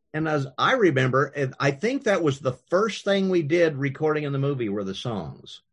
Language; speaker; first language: English; native; English